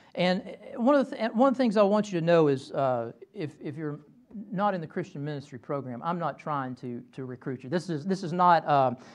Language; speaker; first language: English; native; English